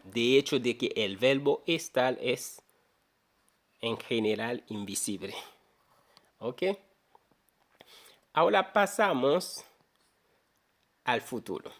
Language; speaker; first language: Spanish; non-native, fluent; Haitian Creole